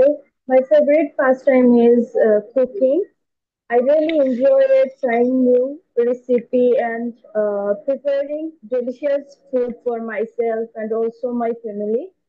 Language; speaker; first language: English; non-native, learner; Bangla